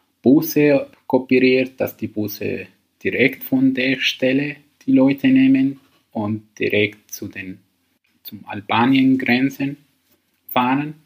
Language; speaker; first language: German; non-native, learner; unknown